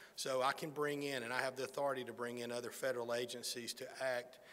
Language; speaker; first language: English; native; English